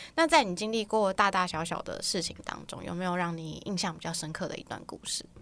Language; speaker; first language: Chinese; native; Chinese